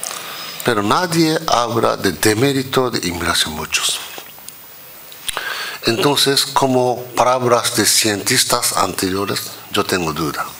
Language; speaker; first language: Spanish; non-native, fluent; Japanese